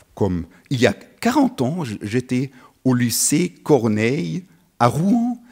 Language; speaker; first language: French; non-native, fluent; German